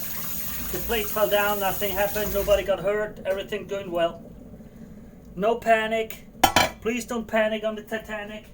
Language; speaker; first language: English; non-native, fluent; German